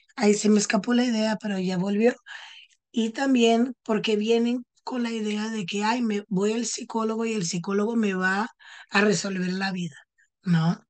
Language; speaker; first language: Spanish; non-native, fluent; Portuguese